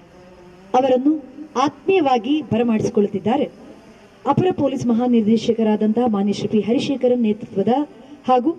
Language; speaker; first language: Kannada; native; Kannada